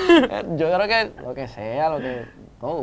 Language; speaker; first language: Spanish; native; Spanish